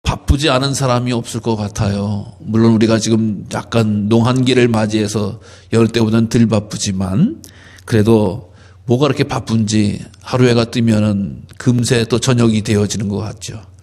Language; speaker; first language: Korean; native; Korean